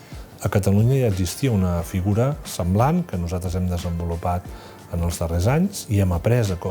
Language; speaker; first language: Catalan; native; Catalan